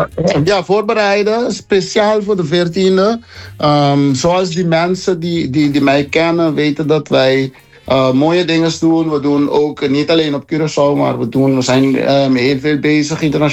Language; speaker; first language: Dutch; non-native, local second language; Papiamento